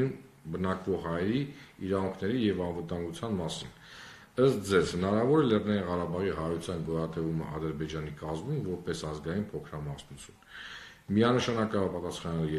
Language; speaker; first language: Armenian; native; Armenian